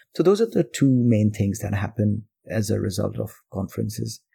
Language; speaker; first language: English; non-native, local second language; Bangla